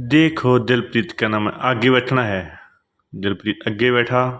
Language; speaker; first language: Hindi; non-native, local second language; Punjabi